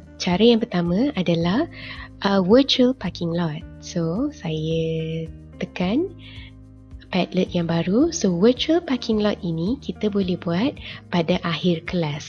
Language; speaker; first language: Malay; native; Malay